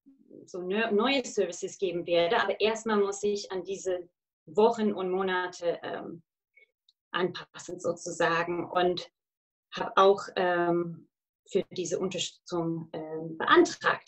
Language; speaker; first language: German; non-native, fluent; English